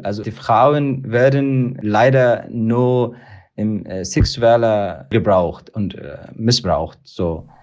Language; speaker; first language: German; non-native, learner; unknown